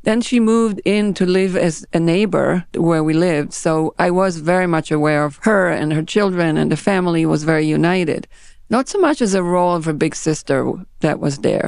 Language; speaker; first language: English; non-native, fluent; Hebrew